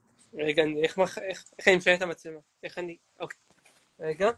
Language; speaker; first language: Hebrew; native; Hebrew